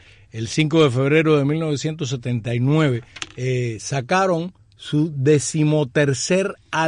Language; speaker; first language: Spanish; native; Spanish